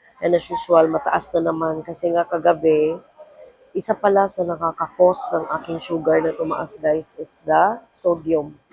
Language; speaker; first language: Filipino; non-native, local second language; Cebuano